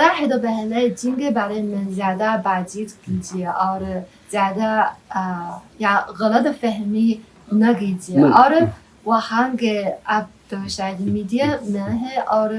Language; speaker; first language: Hindi; non-native, fluent; Chinese